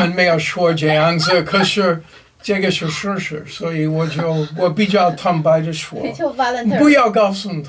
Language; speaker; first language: Chinese; non-native, learner; English